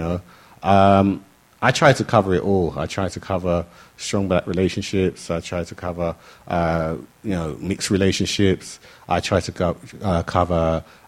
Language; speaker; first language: English; native; English